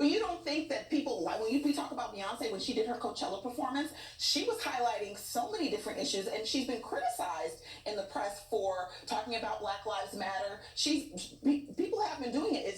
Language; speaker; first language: English; native; English